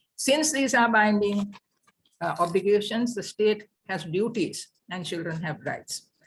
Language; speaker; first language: English; non-native, local second language; Sinhala